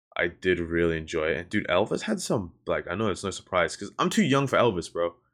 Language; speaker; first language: English; native; English